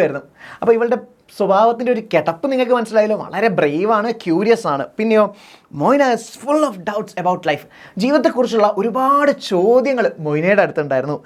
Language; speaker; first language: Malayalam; native; Malayalam